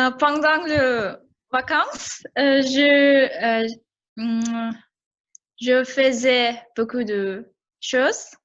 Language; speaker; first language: French; non-native, learner; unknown